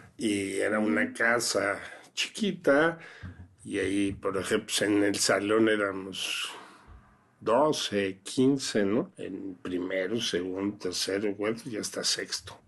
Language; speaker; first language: Spanish; early bilingual, other home language; French